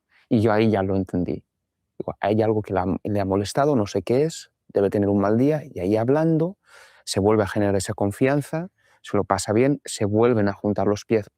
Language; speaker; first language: Spanish; native; Spanish